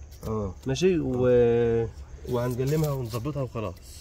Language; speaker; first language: Arabic; native; Arabic